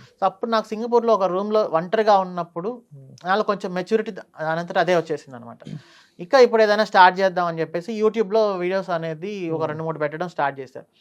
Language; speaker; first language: Telugu; native; Telugu